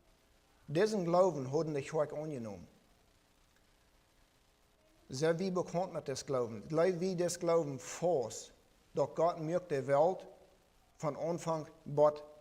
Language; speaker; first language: German; non-native, learner; Plautdietsch